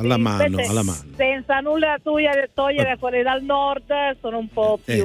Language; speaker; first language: Italian; non-native, fluent; Spanish